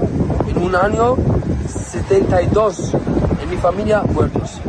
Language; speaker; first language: Spanish; non-native, learner; Arabic